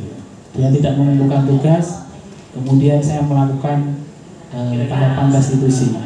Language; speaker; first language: Indonesian; native; Indonesian